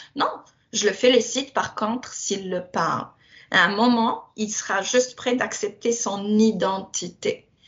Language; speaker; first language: French; non-native, local second language; Berber languages